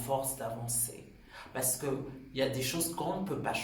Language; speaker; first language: French; non-native, local second language; Swahili